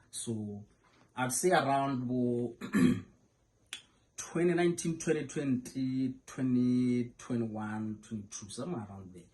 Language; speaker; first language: English; non-native, local second language; Tswana